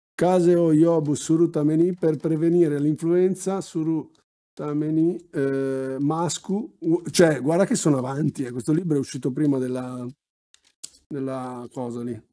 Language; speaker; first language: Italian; native; Italian